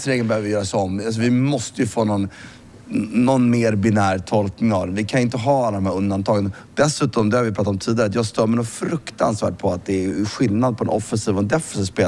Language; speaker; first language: Swedish; native; Swedish